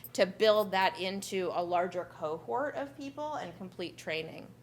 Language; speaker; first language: English; native; English